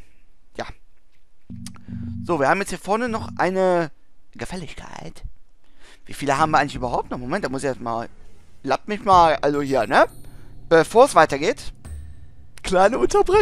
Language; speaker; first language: German; native; German